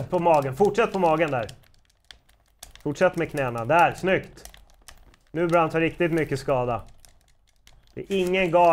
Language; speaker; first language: Swedish; native; Swedish